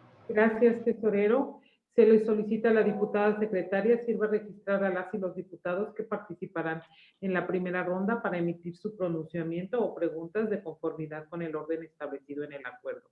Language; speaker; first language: Spanish; native; Spanish